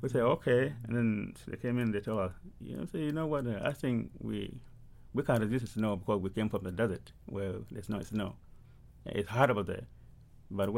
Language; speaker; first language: English; early bilingual, other home language; Arabic